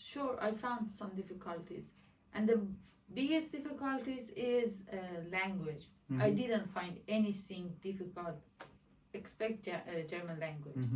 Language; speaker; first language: English; non-native, learner; Persian